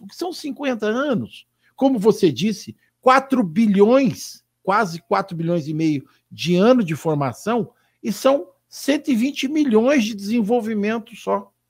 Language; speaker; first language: Portuguese; native; Portuguese